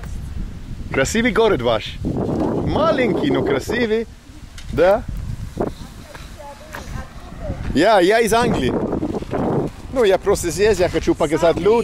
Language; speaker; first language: Russian; non-native, learner; English